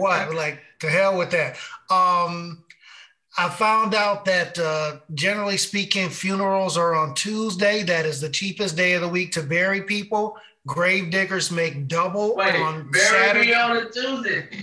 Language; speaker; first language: English; native; English